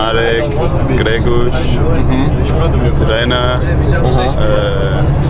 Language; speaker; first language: Polish; non-native, learner; Danish